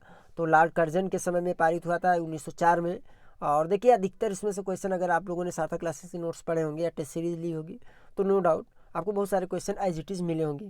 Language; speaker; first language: Hindi; native; Hindi